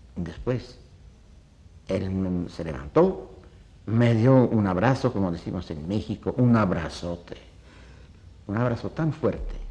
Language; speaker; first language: Spanish; early bilingual, other home language; Polish